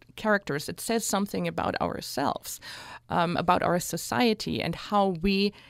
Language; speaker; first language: English; non-native, fluent; German